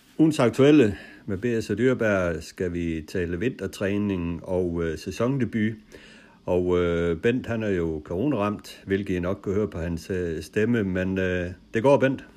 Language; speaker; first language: Danish; native; Danish